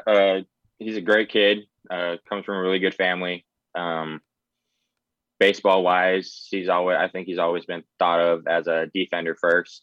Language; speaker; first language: English; native; English